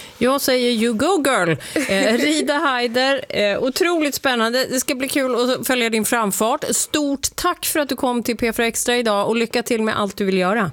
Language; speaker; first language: Swedish; native; Swedish